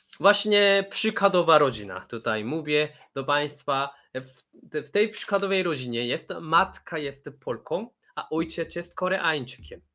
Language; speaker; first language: Polish; non-native, fluent; Korean